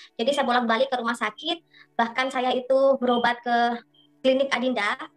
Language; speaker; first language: Indonesian; non-native, local second language; Madurese